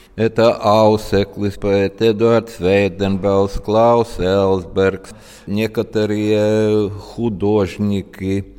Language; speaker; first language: Russian; non-native, local second language; Latvian